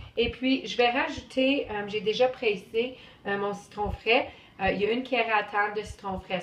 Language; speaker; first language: French; native; French